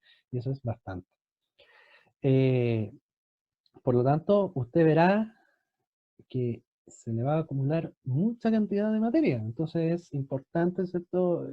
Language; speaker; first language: Spanish; native; Spanish